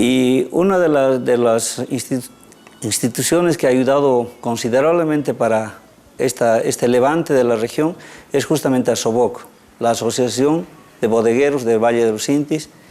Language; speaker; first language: Spanish; native; Spanish